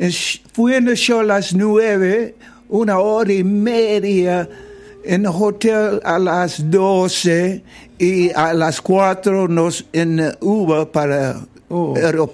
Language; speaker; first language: Spanish; non-native, learner; English